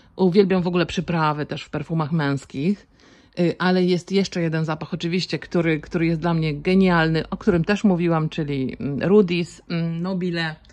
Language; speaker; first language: Polish; native; Polish